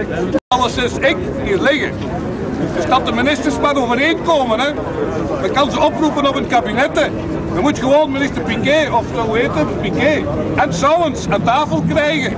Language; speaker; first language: Dutch; native; Dutch